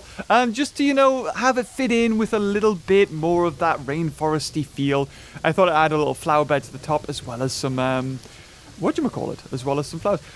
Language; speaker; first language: English; native; English